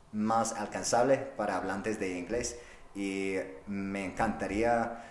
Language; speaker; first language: Spanish; non-native, fluent; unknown